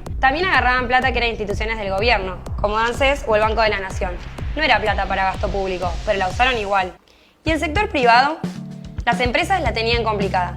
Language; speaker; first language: Spanish; native; Spanish